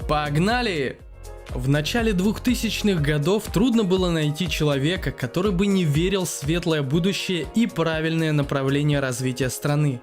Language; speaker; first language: Russian; native; Russian